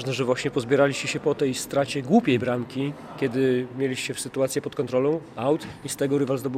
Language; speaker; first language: Polish; native; Polish